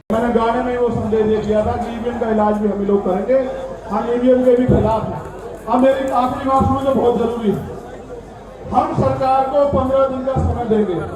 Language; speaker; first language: Hindi; native; Hindi